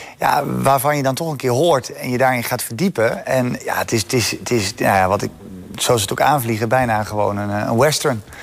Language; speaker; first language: Dutch; native; Dutch